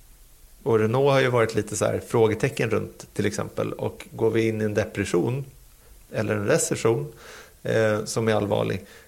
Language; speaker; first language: Swedish; native; Swedish